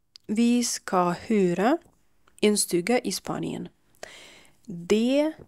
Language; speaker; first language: Swedish; non-native, fluent; Ukrainian